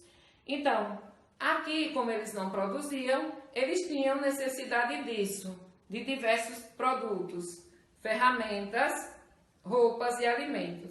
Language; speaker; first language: Portuguese; native; Portuguese